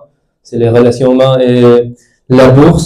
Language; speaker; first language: French; non-native, learner; Spanish